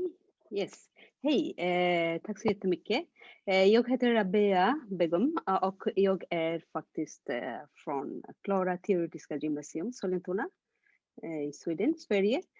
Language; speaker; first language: Swedish; non-native, fluent; Bangla